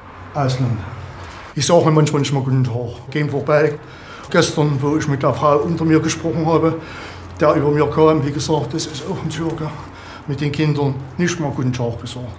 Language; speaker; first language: German; native; German